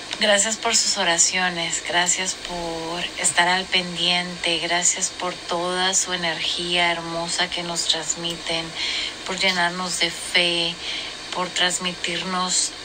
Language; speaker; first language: Spanish; native; Spanish